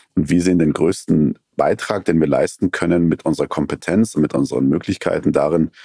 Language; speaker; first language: German; early bilingual, other home language; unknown